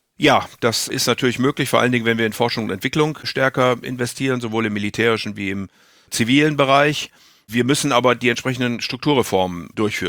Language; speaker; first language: German; native; German